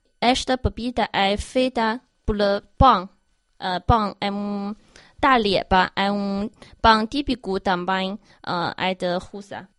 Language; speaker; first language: Portuguese; non-native, learner; Chinese